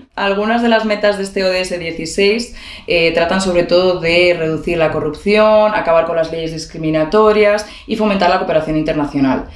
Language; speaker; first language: Spanish; native; Spanish